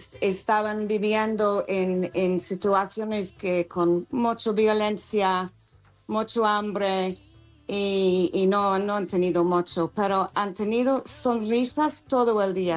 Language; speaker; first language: Spanish; non-native, fluent; English